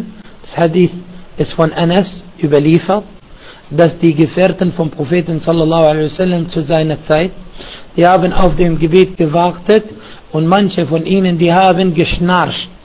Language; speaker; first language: German; non-native, fluent; Arabic